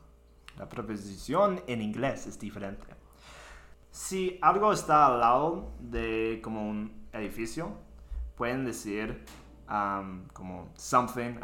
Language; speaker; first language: Spanish; non-native, fluent; English